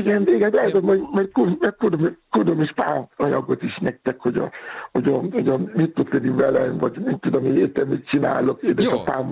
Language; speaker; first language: Hungarian; non-native, fluent; Yoruba